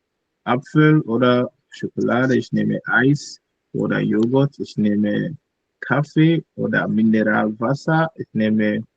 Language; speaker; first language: German; non-native, learner; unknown